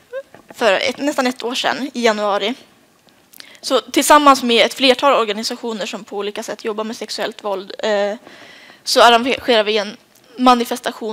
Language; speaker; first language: Swedish; native; Swedish